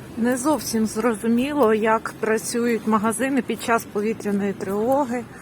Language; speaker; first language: Ukrainian; non-native, local second language; Russian